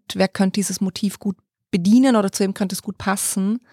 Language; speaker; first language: German; native; German